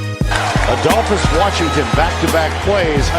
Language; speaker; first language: English; native; English